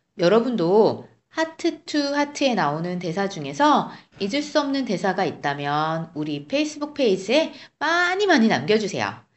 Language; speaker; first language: Korean; native; Korean